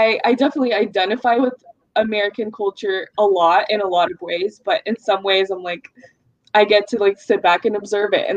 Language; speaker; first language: English; early bilingual, other home language; Russian